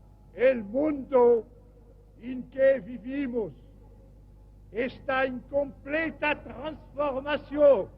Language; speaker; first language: Spanish; non-native, fluent; French